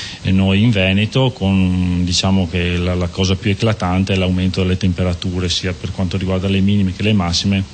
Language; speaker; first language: Italian; native; Italian